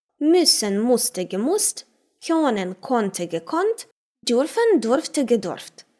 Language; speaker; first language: German; non-native, fluent; Ukrainian